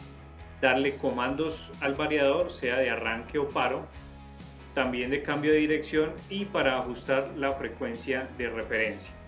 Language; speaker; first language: Spanish; native; Spanish